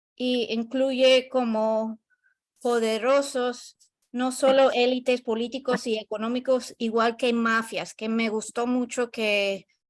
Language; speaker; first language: Spanish; non-native, learner; English